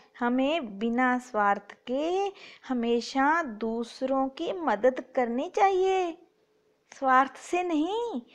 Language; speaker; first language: Hindi; non-native, local second language; Punjabi